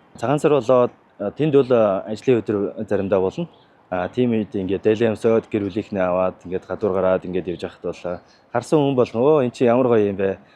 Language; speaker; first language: Mongolian; native; Mongolian